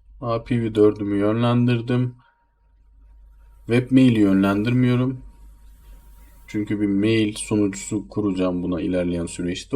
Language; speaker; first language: Turkish; native; Turkish